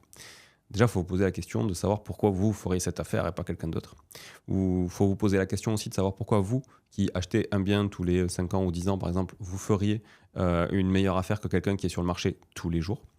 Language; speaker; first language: French; native; French